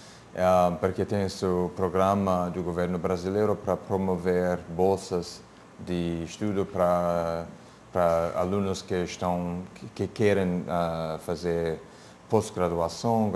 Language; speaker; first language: Portuguese; non-native, fluent; English